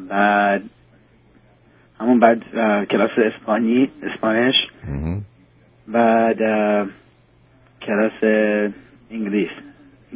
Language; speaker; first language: Persian; early bilingual, heritage; Persian